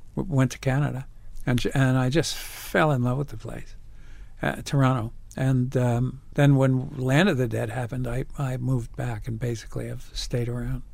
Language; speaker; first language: English; native; English